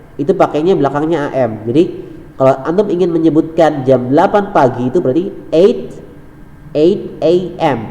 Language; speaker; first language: Indonesian; native; Indonesian